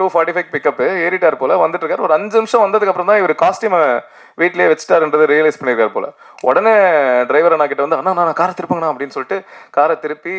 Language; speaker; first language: Tamil; native; Tamil